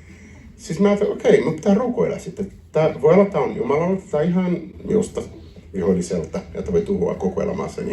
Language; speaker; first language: Finnish; non-native, learner; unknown